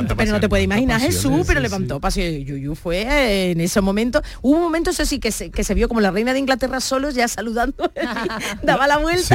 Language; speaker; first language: Spanish; native; Spanish